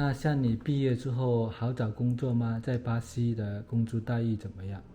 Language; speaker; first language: Chinese; native; Chinese